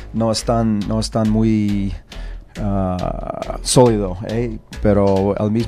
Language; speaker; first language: Spanish; non-native, learner; English